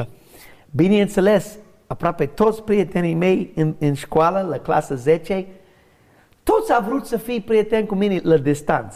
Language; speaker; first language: Romanian; non-native, learner; English